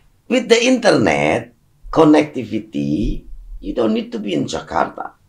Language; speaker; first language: English; non-native, fluent; Indonesian